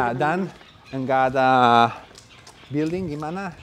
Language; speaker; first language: Indonesian; non-native, learner; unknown